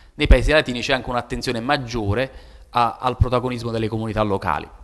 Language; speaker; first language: Italian; native; Italian